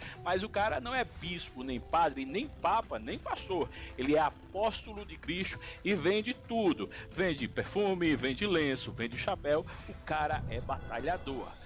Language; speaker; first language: Portuguese; native; Portuguese